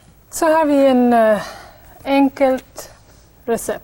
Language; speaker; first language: Swedish; non-native, fluent; English